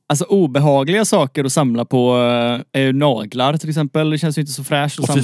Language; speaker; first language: Swedish; native; Swedish